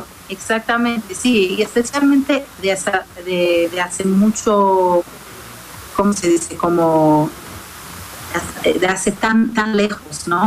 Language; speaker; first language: Spanish; non-native, fluent; Hebrew